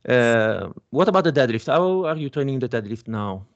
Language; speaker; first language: English; non-native, fluent; Italian